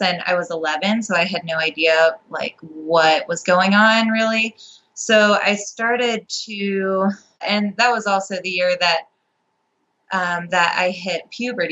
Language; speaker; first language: English; native; English